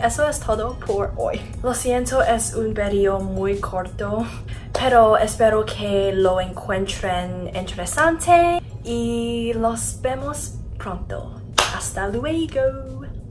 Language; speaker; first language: Spanish; non-native, learner; Cantonese